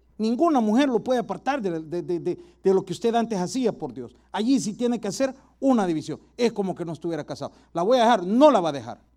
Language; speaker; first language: Spanish; native; Spanish